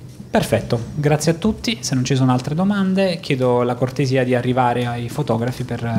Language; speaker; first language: Italian; native; Italian